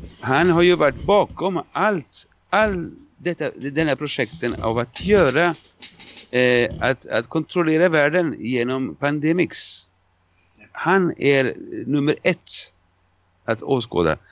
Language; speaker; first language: Swedish; non-native, fluent; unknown